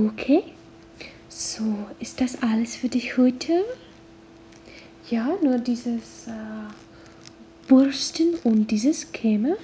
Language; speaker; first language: German; non-native, learner; English